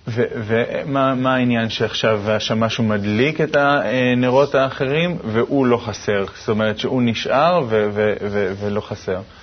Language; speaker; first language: Hebrew; native; Hebrew